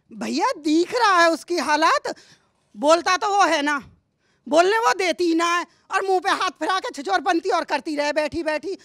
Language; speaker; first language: Hindi; native; Hindi